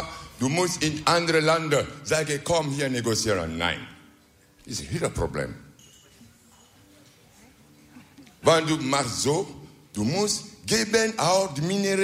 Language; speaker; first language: Dutch; non-native, learner; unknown